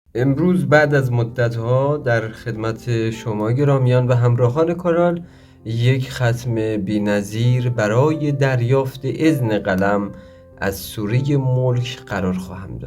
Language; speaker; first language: Persian; native; Persian